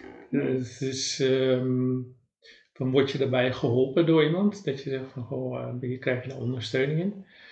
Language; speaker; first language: Dutch; native; Dutch